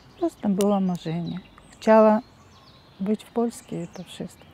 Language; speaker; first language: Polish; non-native, learner; Russian